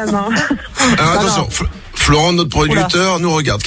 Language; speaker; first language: French; native; French